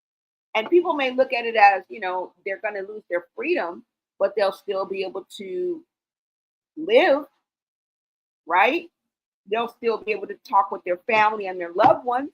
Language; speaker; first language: English; native; English